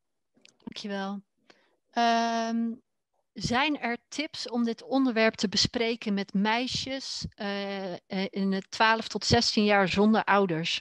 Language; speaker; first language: Dutch; native; Dutch